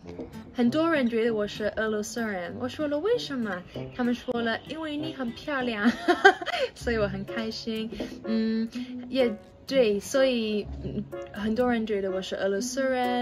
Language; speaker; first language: Chinese; non-native, learner; English